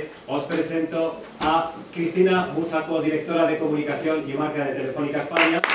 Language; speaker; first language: Spanish; native; Spanish